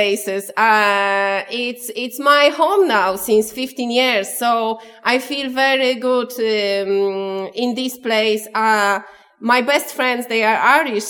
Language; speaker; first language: English; non-native, learner; Polish